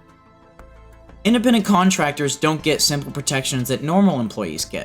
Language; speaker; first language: English; native; English